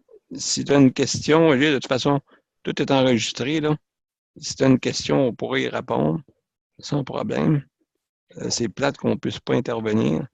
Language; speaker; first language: French; native; French